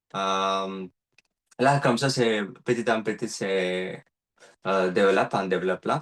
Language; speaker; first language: French; non-native, learner; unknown